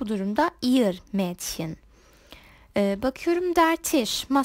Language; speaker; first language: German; non-native, fluent; Turkish